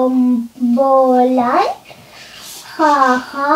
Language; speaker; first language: Indonesian; early bilingual, heritage; Indonesian